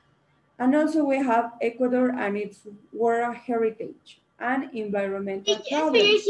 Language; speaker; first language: English; non-native, learner; Spanish